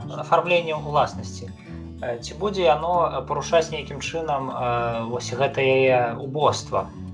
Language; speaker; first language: Belarusian; native; Belarusian